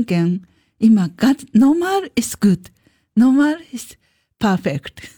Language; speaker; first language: German; non-native, learner; Japanese